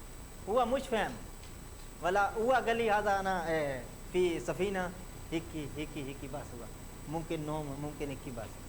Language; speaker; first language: Arabic; non-native, learner; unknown